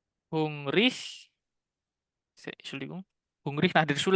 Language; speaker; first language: German; non-native, fluent; Indonesian